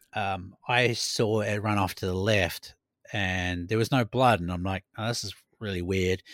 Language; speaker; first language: English; native; English